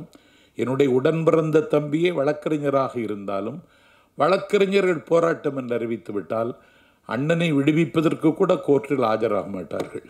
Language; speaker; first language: Tamil; native; Tamil